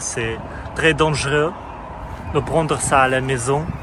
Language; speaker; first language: French; non-native, fluent; Russian